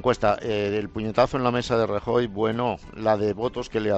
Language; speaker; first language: Spanish; native; Spanish